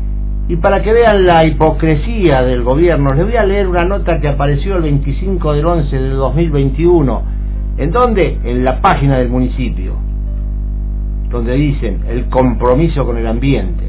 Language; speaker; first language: Spanish; native; Spanish